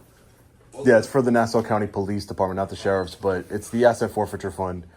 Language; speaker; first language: English; native; English